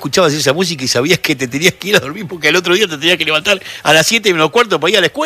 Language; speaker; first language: Spanish; native; Spanish